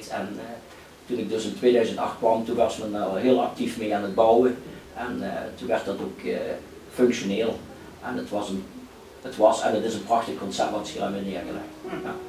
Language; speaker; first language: Dutch; native; Dutch